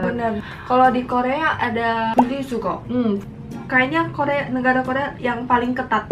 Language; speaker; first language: Indonesian; early bilingual, heritage; Korean